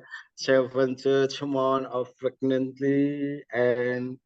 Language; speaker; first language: English; non-native, learner; Indonesian